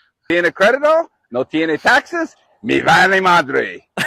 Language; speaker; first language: Spanish; non-native, learner; English